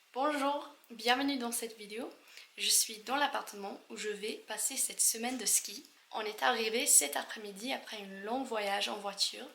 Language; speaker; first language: French; non-native, fluent; English